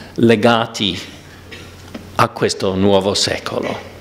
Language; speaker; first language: Italian; non-native, fluent; English